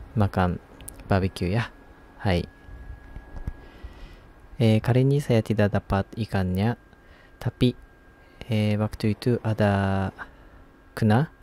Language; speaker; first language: Indonesian; non-native, fluent; Japanese